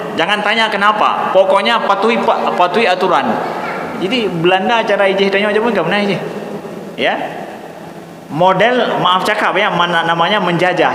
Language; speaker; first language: Malay; non-native, local second language; Achinese